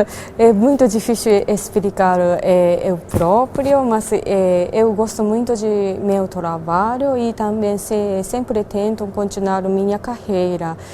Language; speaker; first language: Portuguese; non-native, fluent; Japanese